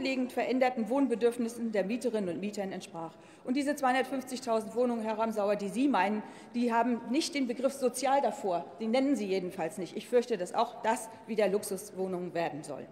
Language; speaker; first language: German; native; German